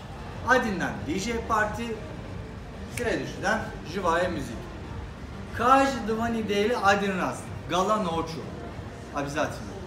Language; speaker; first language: Russian; non-native, learner; Turkish